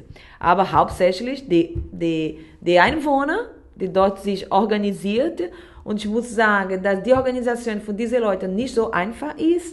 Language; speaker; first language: German; non-native, learner; Portuguese